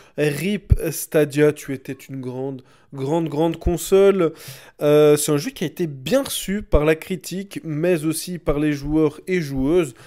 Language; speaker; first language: French; native; French